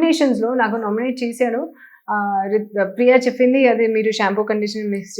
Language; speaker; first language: Telugu; non-native, learner; Hindi